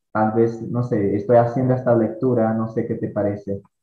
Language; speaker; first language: Spanish; non-native, fluent; Portuguese